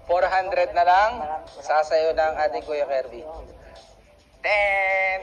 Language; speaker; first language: Filipino; native; Filipino